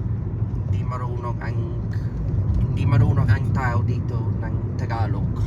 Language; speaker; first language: Filipino; non-native, learner; English